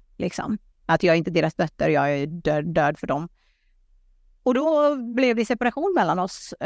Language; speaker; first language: Swedish; early bilingual, other home language; Pashto